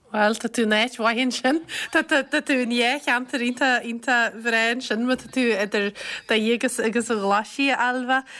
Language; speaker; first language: Irish; native; Irish